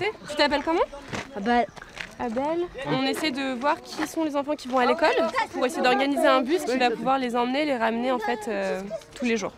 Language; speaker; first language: French; native; French